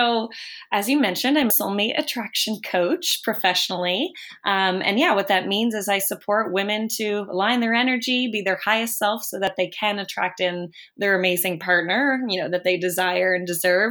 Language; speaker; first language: English; native; English